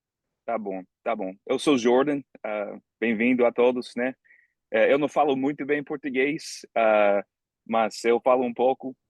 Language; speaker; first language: Portuguese; non-native, fluent; English